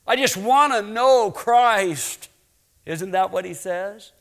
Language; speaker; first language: English; native; English